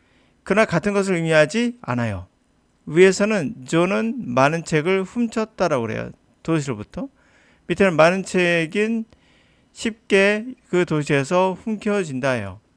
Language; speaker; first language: Korean; native; Korean